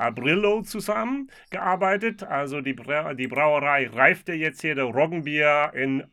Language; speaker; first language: German; non-native, fluent; English